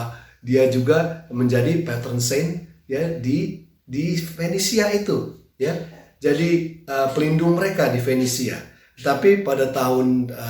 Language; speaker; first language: Indonesian; native; Indonesian